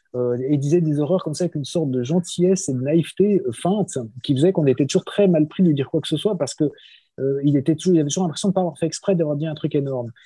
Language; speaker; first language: French; native; French